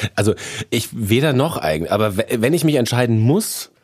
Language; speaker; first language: German; native; German